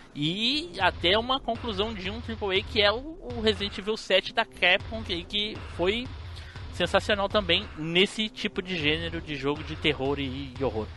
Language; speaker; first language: Portuguese; native; Portuguese